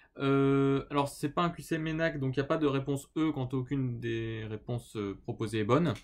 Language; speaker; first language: French; native; French